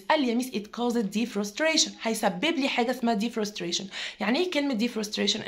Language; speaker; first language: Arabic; native; Arabic